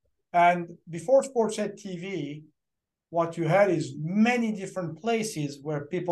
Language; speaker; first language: English; non-native, fluent; French